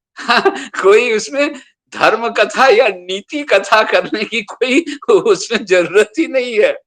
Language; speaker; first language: Hindi; non-native, local second language; Bangla